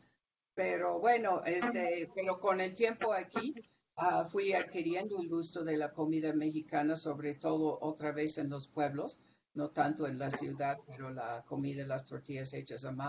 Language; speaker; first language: Spanish; non-native, fluent; English